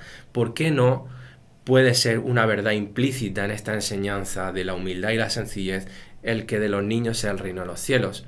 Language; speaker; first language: Spanish; native; Spanish